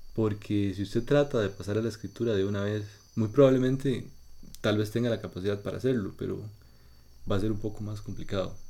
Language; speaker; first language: Spanish; native; Spanish